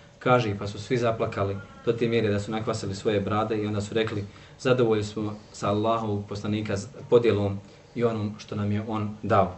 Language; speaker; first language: Bosnian; native; Bosnian